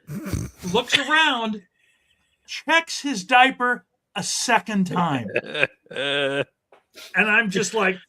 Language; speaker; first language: English; native; English